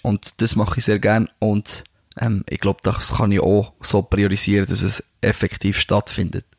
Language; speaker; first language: German; native; German